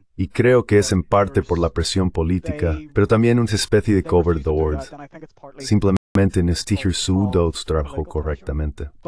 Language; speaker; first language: Spanish; non-native, fluent; English